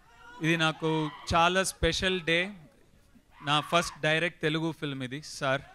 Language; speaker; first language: Telugu; non-native, learner; Tamil